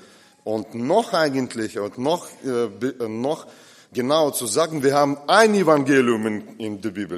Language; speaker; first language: German; non-native, fluent; Russian